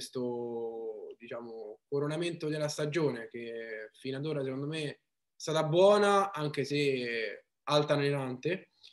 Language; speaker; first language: Italian; native; Italian